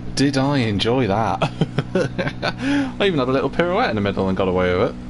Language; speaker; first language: English; native; English